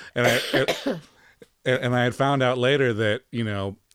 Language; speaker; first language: English; native; English